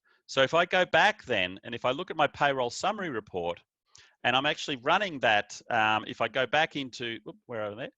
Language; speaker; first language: English; native; English